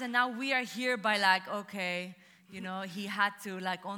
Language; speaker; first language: English; non-native, fluent; Russian